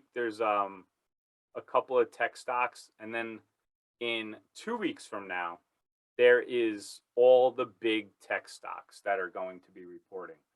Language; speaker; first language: English; native; English